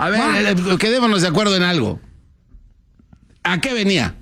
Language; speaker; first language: Spanish; native; Spanish